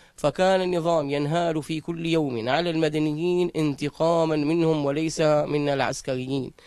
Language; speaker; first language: Arabic; native; Arabic